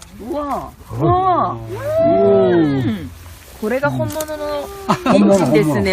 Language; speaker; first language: Korean; native; Korean